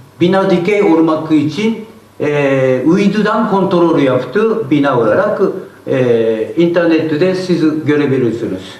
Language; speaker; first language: Turkish; non-native, learner; Japanese